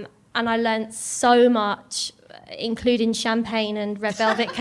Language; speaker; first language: English; native; English